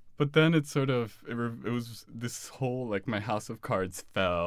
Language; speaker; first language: English; non-native, fluent; Spanish